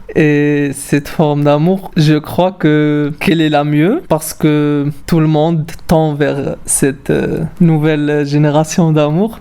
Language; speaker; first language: French; non-native, local second language; Arabic